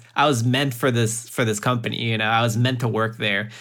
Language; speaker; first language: English; early bilingual, heritage; French